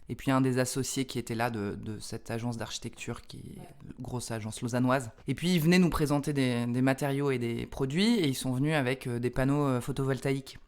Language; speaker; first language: French; native; French